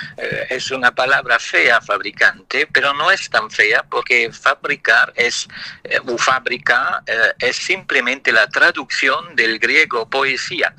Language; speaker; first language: Spanish; non-native, fluent; Italian